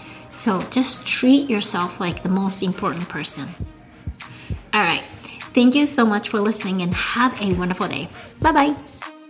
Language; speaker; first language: English; non-native, fluent; Japanese